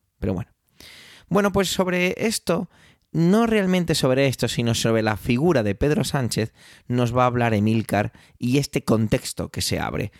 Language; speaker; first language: Spanish; early bilingual, other home language; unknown